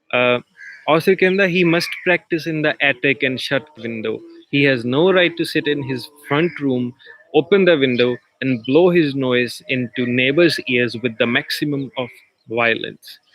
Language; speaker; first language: English; non-native, local second language; Punjabi